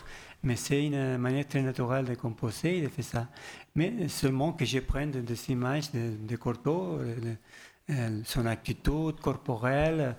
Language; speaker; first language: French; non-native, learner; Spanish